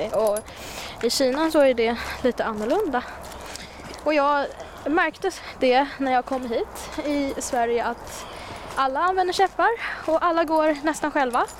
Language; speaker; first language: Swedish; non-native, fluent; Chinese